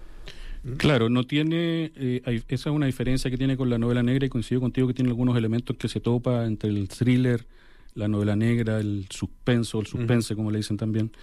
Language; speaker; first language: Spanish; native; Spanish